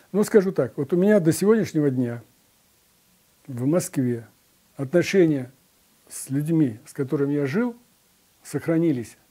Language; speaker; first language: Russian; native; Russian